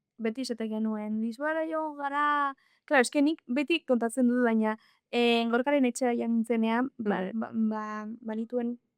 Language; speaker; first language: Basque; non-native, local second language; Spanish